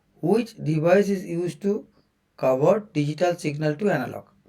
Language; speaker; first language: English; non-native, local second language; Bangla